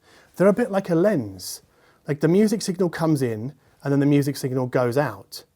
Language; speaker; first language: English; native; English